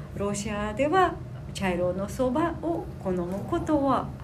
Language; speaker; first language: Japanese; non-native, fluent; Russian